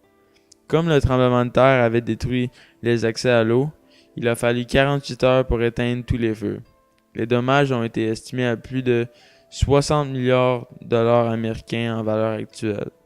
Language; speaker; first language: French; native; French